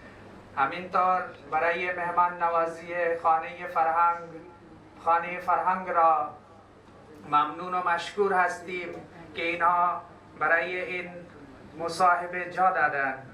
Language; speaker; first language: Persian; non-native, fluent; Hindi